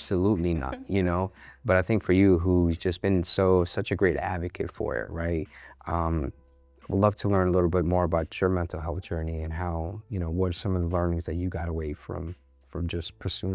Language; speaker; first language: English; native; English